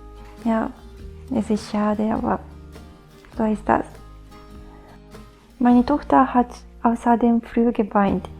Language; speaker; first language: German; non-native, fluent; Japanese